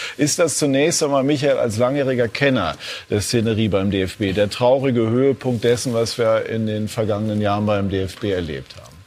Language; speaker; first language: German; native; German